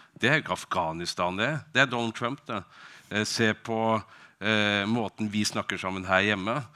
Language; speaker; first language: Norwegian; native; Norwegian